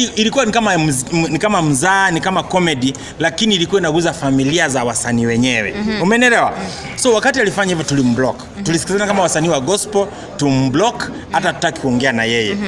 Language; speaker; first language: Swahili; native; Swahili